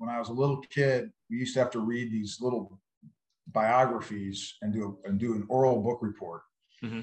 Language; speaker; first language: English; native; English